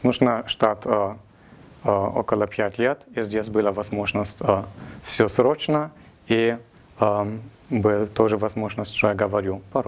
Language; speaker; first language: Russian; non-native, learner; German